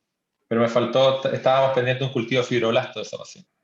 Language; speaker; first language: Spanish; native; Spanish